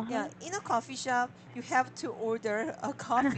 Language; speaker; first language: English; non-native, learner; Korean